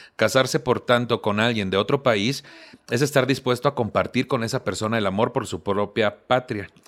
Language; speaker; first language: Spanish; native; Spanish